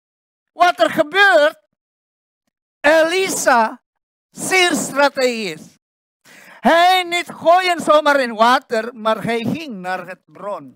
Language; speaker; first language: Dutch; non-native, learner; Indonesian